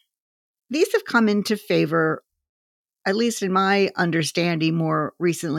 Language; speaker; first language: English; native; English